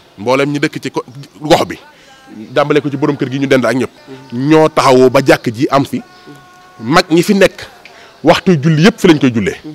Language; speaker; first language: Wolof; native; Wolof